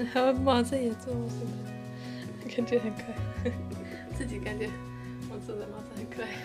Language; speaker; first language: Chinese; non-native, fluent; Swedish